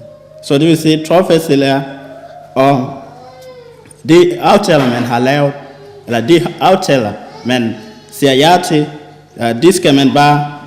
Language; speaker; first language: Danish; non-native, fluent; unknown